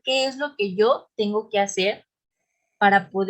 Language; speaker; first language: Spanish; native; Spanish